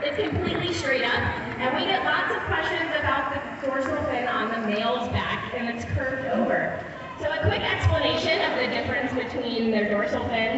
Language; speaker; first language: English; native; English